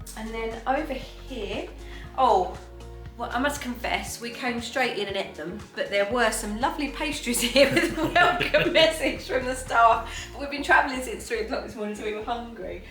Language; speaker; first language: English; native; English